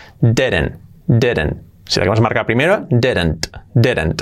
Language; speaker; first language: English; non-native, fluent; Spanish